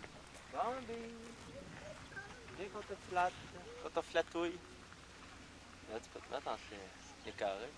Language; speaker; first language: French; native; French